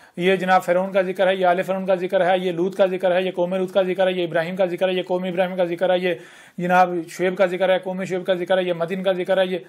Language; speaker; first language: Urdu; native; Urdu